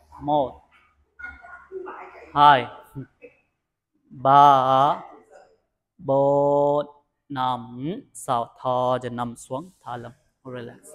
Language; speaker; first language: Vietnamese; non-native, learner; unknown